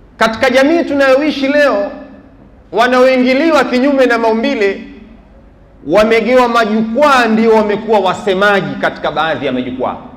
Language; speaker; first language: Swahili; native; Swahili